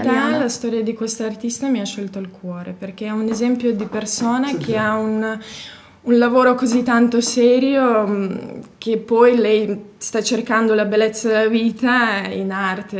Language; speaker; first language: Italian; non-native, fluent; Latvian